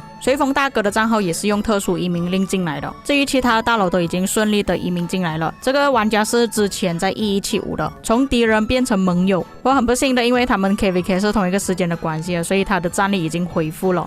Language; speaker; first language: Chinese; native; Chinese